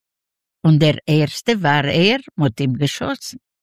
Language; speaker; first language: German; non-native, learner; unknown